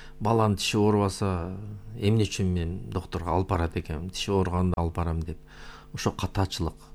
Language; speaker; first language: Kyrgyz; non-native, local second language; Uyghur